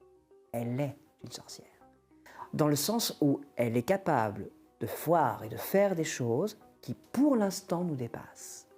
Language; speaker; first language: French; native; French